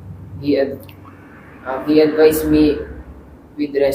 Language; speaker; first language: English; non-native, learner; Filipino